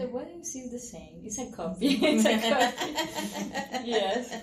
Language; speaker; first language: English; non-native, learner; Spanish